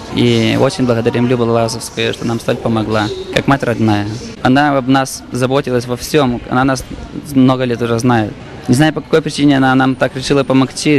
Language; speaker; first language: Russian; early bilingual, heritage; Russian